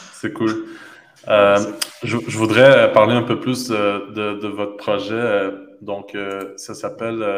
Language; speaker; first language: French; native; French